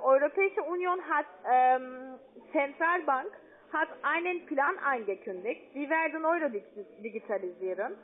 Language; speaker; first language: German; non-native, learner; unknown